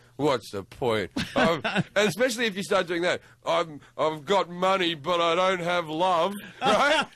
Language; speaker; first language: English; native; English